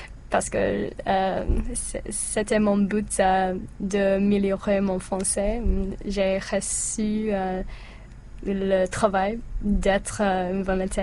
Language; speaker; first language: French; non-native, learner; English